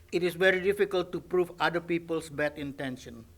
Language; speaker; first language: English; non-native, fluent; Indonesian